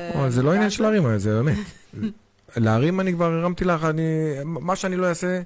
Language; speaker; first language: Hebrew; native; Hebrew